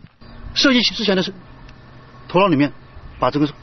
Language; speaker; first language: Chinese; native; Chinese